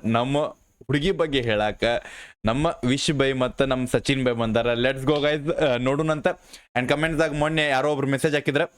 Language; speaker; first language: Kannada; non-native, local second language; Lambadi